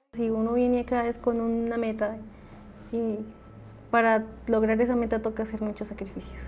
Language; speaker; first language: Spanish; native; Spanish